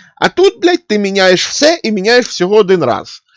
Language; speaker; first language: Ukrainian; non-native, local second language; Russian